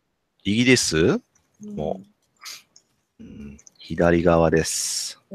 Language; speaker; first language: Japanese; non-native, learner; English